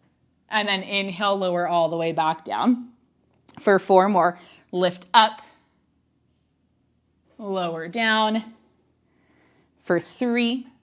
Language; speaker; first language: English; native; English